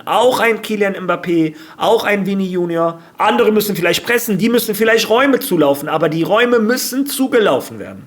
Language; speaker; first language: German; native; German